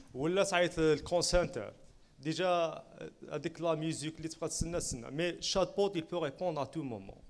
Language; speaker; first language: French; non-native, local second language; Arabic